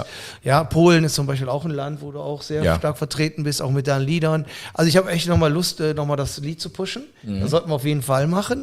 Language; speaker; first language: German; native; German